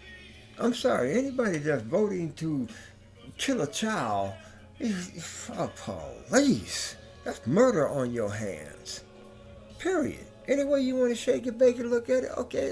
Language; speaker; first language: English; native; English